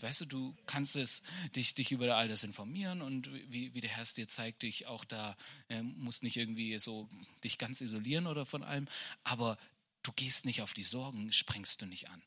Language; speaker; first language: German; native; German